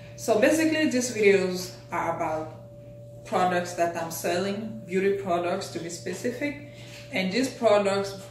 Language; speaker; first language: English; non-native, local second language; French